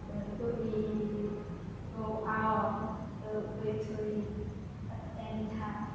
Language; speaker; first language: English; non-native, learner; Vietnamese